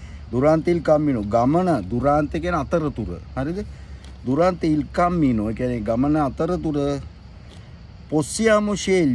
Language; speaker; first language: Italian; non-native, fluent; Sinhala